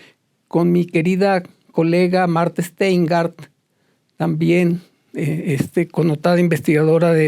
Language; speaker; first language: Spanish; native; Spanish